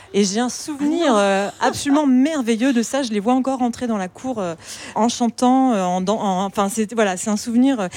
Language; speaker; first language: French; native; French